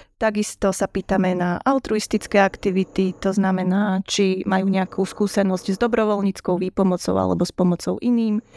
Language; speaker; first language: Slovak; native; Slovak